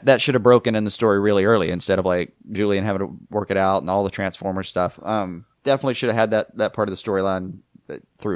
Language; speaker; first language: English; native; English